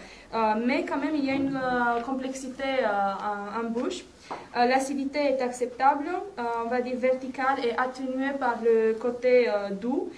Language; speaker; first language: French; non-native, fluent; Romanian